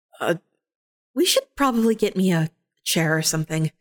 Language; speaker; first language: English; native; English